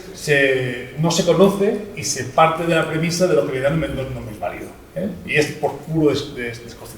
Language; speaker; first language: Spanish; native; Spanish